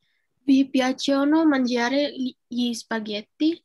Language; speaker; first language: Italian; non-native, learner; Indonesian